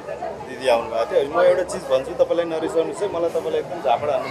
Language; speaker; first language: Nepali; native; Nepali